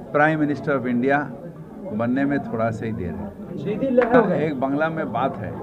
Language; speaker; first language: Hindi; non-native, local second language; Bangla